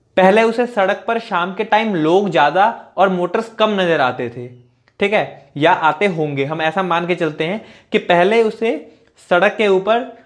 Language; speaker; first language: Hindi; native; Hindi